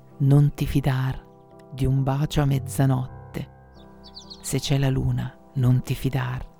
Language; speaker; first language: Italian; native; Italian